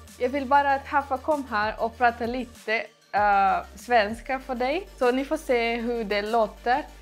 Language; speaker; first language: Swedish; non-native, learner; Portuguese